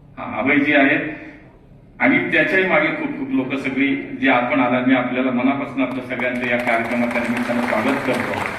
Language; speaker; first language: Marathi; native; Marathi